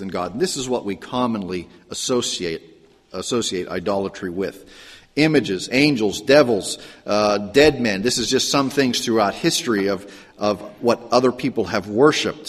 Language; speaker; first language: English; native; English